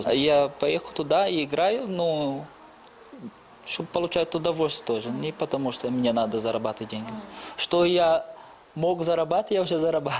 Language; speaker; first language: Russian; non-native, fluent; Portuguese